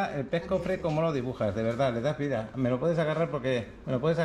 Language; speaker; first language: Spanish; native; Spanish